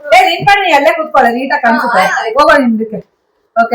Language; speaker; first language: Kannada; native; Kannada